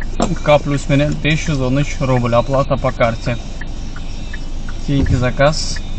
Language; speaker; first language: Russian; non-native, local second language; Kyrgyz